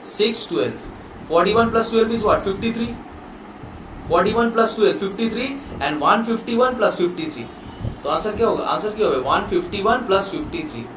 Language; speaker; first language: Hindi; non-native, local second language; Bangla